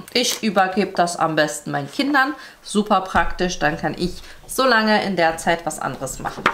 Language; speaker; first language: German; native; German